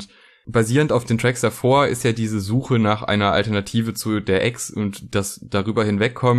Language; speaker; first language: German; native; German